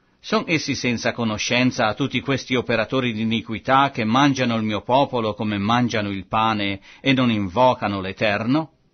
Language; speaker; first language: Italian; non-native, fluent; French